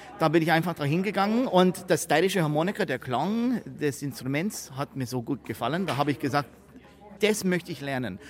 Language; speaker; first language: German; non-native, fluent; English